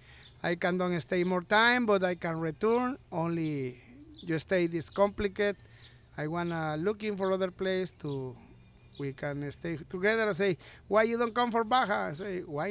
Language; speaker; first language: English; non-native, learner; Spanish